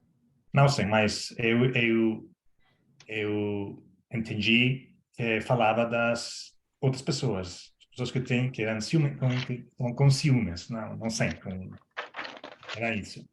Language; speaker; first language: Portuguese; non-native, fluent; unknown